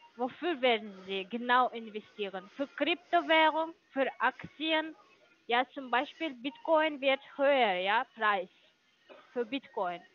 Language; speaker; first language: German; non-native, learner; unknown